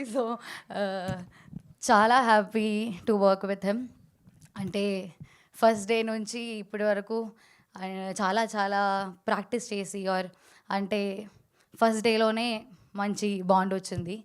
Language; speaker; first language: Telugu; non-native, learner; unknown